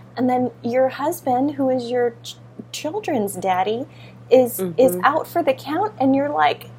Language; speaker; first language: English; native; English